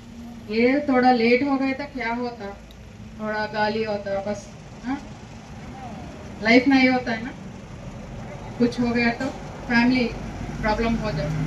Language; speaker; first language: Hindi; non-native, local second language; Telugu